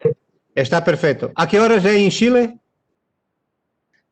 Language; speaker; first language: Spanish; non-native, learner; Portuguese